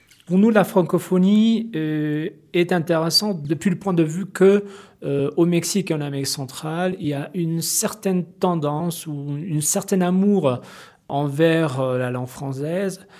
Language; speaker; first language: French; non-native, fluent; Spanish